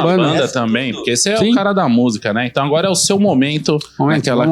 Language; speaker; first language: Portuguese; native; Portuguese